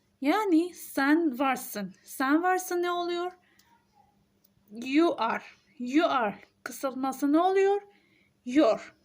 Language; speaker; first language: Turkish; non-native, fluent; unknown